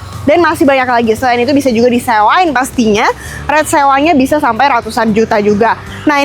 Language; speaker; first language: Indonesian; native; Indonesian